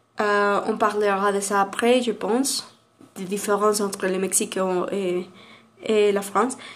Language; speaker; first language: French; non-native, learner; Spanish